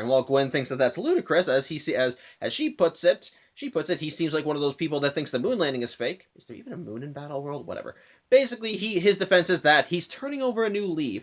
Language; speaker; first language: English; native; English